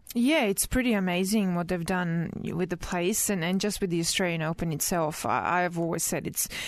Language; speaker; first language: English; early bilingual, other home language; Croatian